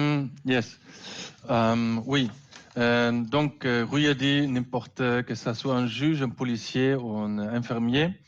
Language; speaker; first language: French; non-native, learner; German